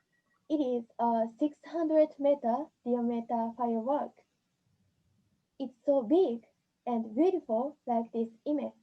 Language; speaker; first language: English; non-native, learner; Japanese